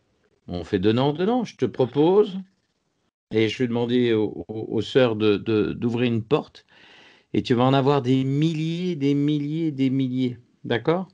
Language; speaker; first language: French; native; French